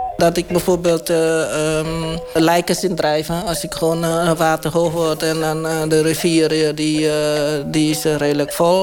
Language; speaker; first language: Dutch; non-native, learner; Khmer